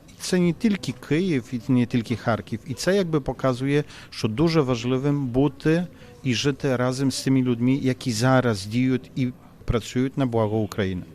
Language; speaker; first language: Ukrainian; non-native, fluent; Polish